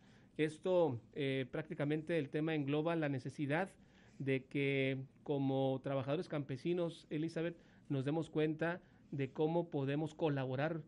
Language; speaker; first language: Spanish; native; Spanish